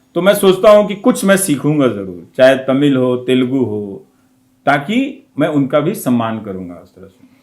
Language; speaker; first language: Hindi; non-native, local second language; Bhojpuri